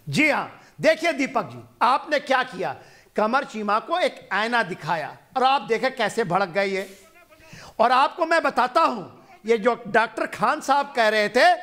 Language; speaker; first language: Hindi; non-native, local second language; Punjabi